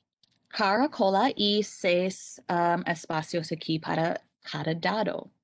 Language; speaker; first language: Spanish; non-native, learner; English